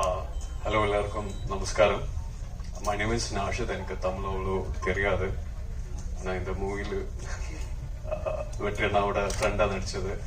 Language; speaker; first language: Tamil; non-native, learner; Malayalam